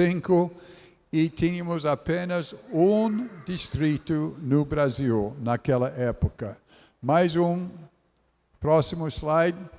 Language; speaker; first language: Portuguese; non-native, fluent; English